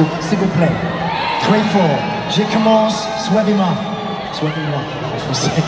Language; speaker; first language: French; non-native, learner; English